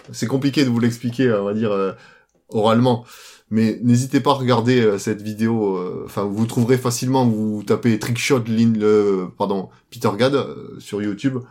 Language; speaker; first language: French; native; French